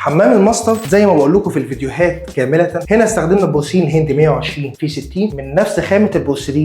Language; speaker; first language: Arabic; native; Arabic